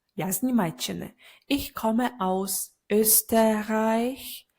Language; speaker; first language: German; non-native, learner; Ukrainian